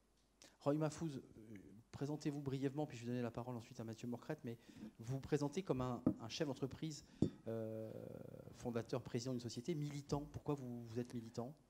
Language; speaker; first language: French; native; French